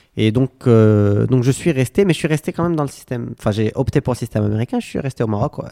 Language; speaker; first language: French; non-native, local second language; Arabic